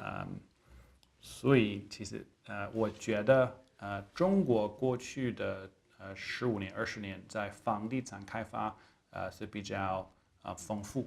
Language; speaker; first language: Chinese; non-native, fluent; English